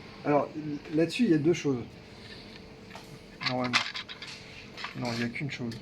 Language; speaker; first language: French; native; French